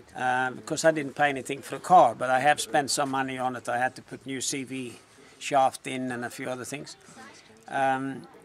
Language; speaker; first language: English; non-native, fluent; Norwegian